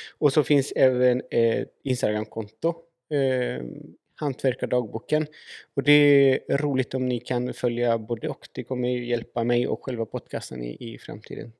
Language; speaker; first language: Swedish; native; Swedish